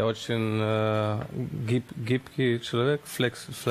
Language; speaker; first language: Russian; non-native, learner; German